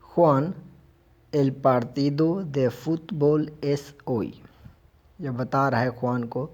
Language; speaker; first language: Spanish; non-native, learner; Urdu